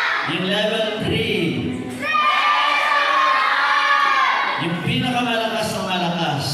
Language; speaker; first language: Filipino; native; Filipino